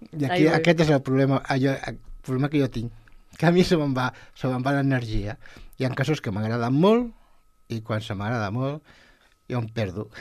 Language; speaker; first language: Catalan; non-native, local second language; Spanish